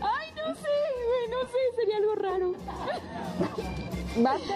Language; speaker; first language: Spanish; native; Spanish